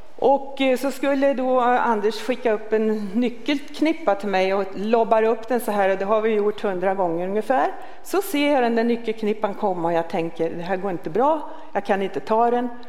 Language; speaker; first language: Swedish; native; Swedish